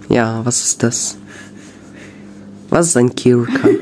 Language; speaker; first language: German; early bilingual, other home language; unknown